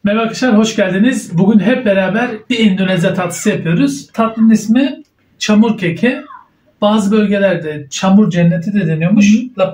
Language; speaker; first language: Turkish; native; Turkish